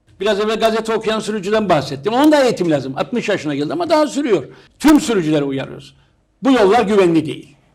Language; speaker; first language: Turkish; native; Turkish